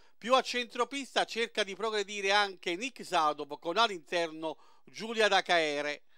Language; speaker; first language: Italian; native; Italian